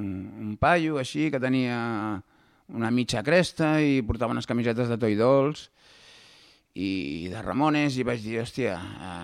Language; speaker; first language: Catalan; native; Catalan